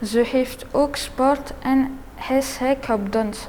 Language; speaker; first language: Dutch; non-native, local second language; French